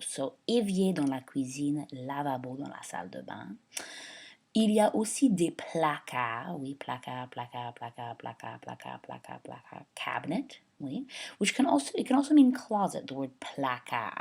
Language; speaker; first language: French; non-native, fluent; English